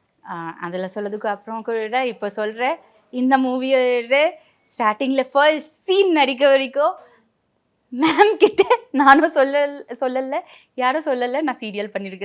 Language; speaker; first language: Tamil; non-native, local second language; Bangla